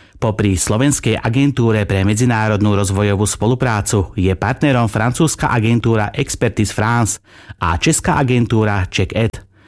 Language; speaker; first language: Slovak; native; Slovak